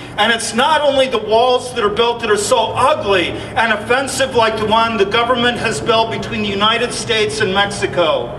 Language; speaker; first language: English; native; English